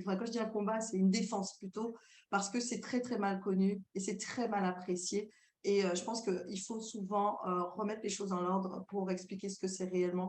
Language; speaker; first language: French; native; French